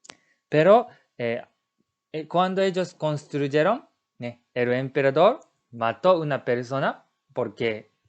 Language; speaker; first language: Spanish; non-native, learner; Japanese